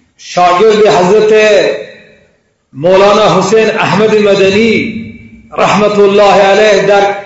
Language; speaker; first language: Persian; non-native, local second language; Baluchi